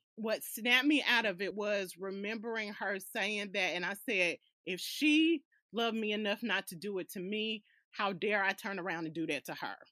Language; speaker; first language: English; native; English